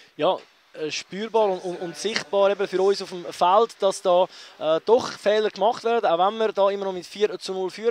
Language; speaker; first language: German; native; German